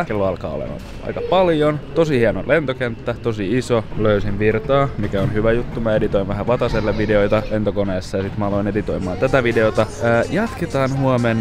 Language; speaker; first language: Finnish; native; Finnish